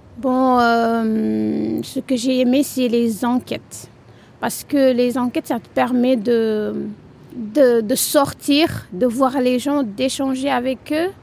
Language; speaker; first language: French; non-native, local second language; Wolof